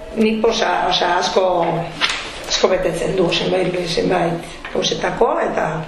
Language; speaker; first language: Basque; native; Basque